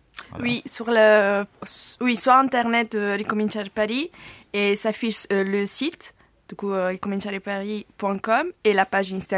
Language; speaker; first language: French; non-native, fluent; Italian